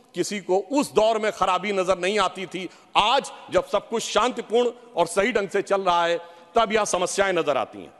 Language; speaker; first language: Hindi; native; Hindi